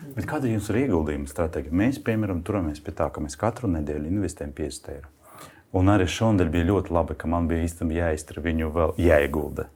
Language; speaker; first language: Latvian; non-native, local second language; Russian